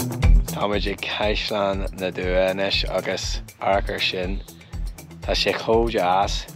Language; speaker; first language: Irish; non-native, local second language; English